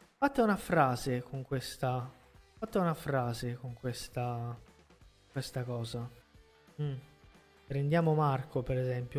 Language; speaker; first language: Italian; non-native, fluent; Portuguese